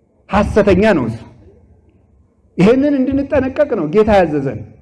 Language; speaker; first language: Amharic; native; Amharic